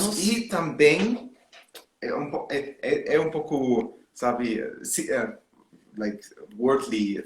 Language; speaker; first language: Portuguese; non-native, learner; German